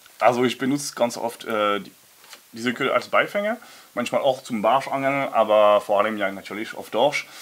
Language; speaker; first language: German; non-native, learner; French